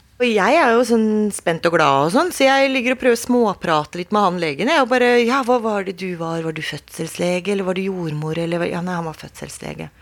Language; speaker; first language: Norwegian; native; Norwegian